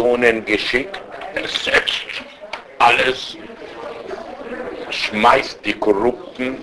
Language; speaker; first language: German; non-native, fluent; Arabic